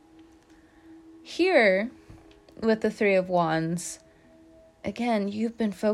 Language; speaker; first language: English; native; English